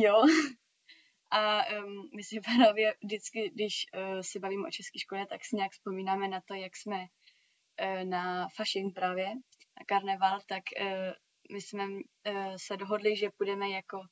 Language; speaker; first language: Czech; early bilingual, heritage; Czech